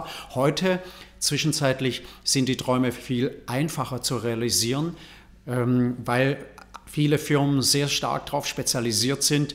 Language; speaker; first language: German; native; German